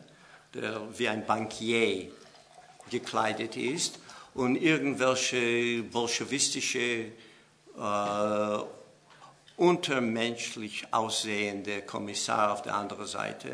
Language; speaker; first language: German; non-native, fluent; English